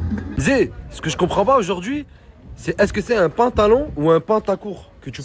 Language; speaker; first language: French; native; French